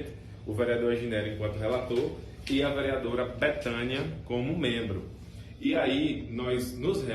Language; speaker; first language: Portuguese; native; Portuguese